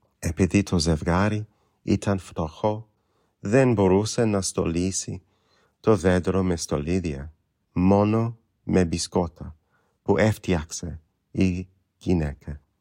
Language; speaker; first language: Greek; non-native, fluent; English